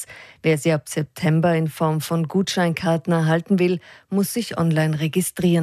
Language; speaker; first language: German; native; German